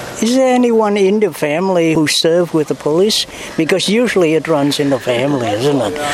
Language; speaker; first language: English; non-native, fluent; Vietnamese